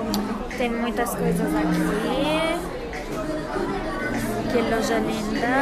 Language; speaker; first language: Portuguese; non-native, fluent; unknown